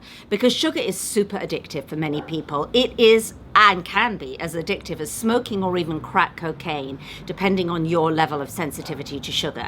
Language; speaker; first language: English; native; English